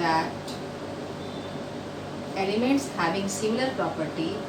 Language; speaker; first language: English; non-native, local second language; Hindi